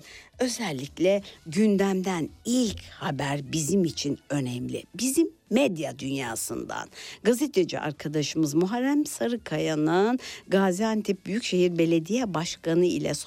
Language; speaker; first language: Turkish; native; Turkish